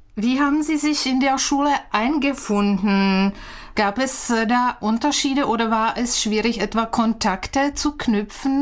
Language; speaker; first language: German; non-native, fluent; Czech